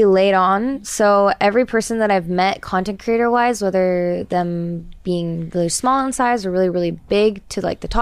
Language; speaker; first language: English; non-native, fluent; Japanese